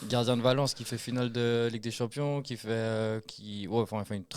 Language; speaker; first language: French; native; French